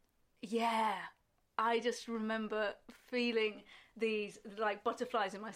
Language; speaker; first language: English; native; English